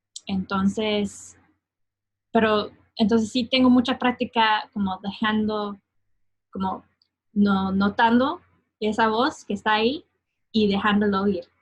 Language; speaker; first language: Spanish; non-native, fluent; English